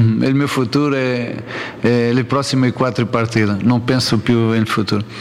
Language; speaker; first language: Italian; non-native, learner; Portuguese